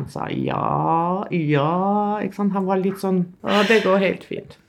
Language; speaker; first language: Norwegian; non-native, fluent; Albanian